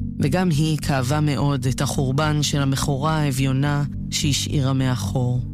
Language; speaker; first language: Hebrew; native; Hebrew